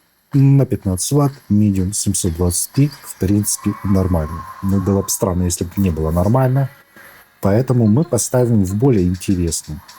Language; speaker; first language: Russian; native; Russian